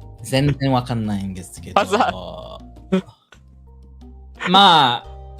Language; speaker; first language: Japanese; non-native, learner; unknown